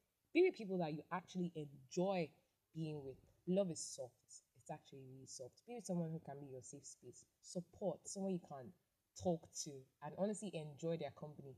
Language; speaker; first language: English; non-native, local second language; Igbo